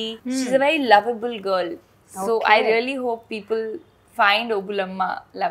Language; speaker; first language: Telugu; non-native, fluent; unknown